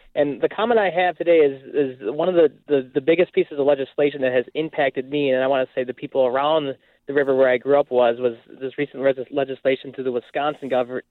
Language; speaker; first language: English; native; English